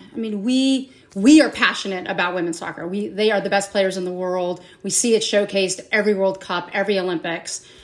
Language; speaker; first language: English; native; English